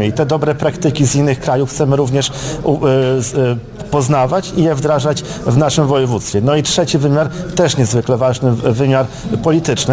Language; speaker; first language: Polish; native; Polish